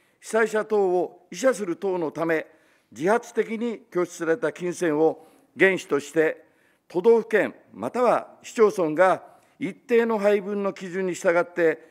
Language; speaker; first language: Japanese; native; Japanese